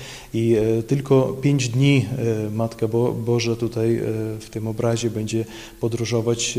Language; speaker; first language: Polish; non-native, local second language; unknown